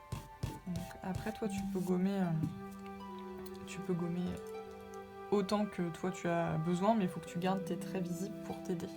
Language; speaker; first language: French; native; French